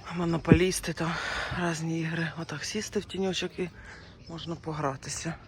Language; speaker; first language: Ukrainian; non-native, local second language; Russian